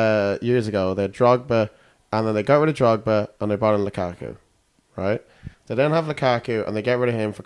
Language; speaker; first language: English; native; English